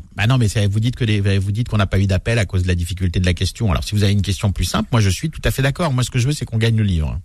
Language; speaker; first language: French; native; French